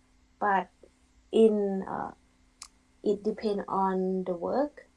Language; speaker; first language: English; non-native, learner; Thai